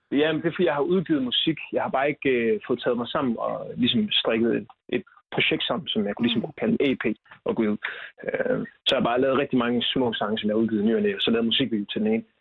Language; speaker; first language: Danish; early bilingual, other home language; Swahili